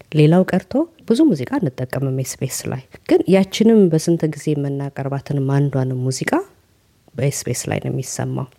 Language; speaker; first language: Amharic; native; Amharic